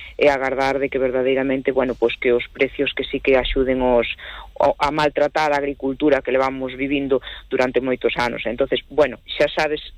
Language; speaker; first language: Galician; native; Galician